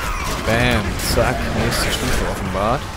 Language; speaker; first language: German; native; German